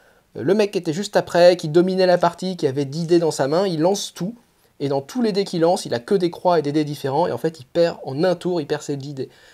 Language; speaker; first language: French; native; French